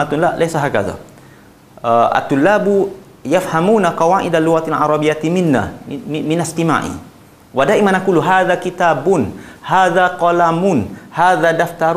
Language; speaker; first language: Arabic; non-native, fluent; Malay